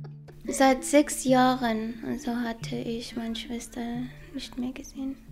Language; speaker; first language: German; non-native, learner; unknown